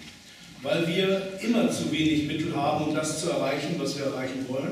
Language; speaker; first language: German; native; German